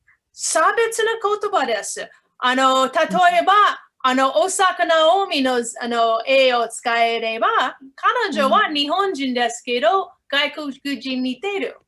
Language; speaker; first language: Japanese; non-native, learner; English